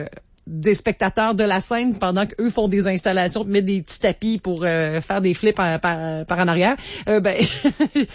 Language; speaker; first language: French; native; French